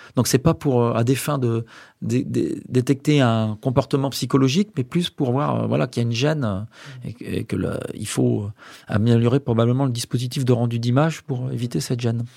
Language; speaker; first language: French; native; French